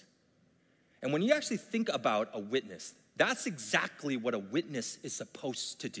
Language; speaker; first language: English; native; English